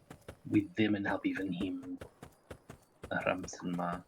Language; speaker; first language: Welsh; non-native, learner; English